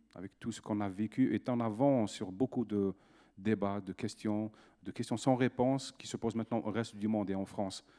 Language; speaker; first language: French; non-native, local second language; Arabic